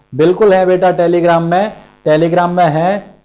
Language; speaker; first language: Hindi; native; Hindi